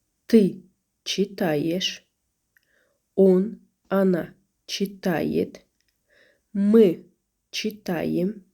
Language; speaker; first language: Russian; non-native, fluent; Azerbaijani